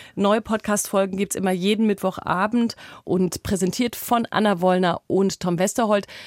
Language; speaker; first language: German; native; German